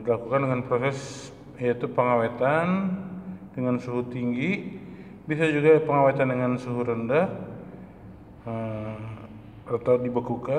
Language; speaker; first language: Indonesian; native; Indonesian